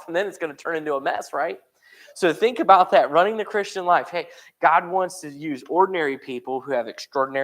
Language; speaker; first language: English; native; English